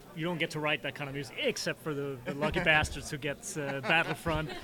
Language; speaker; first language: English; non-native, fluent; Danish